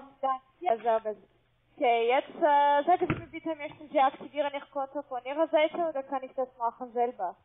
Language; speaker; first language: German; non-native, learner; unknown